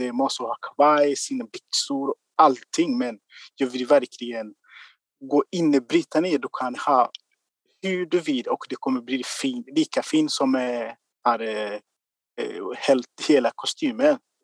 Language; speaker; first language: Swedish; non-native, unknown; Kinyarwanda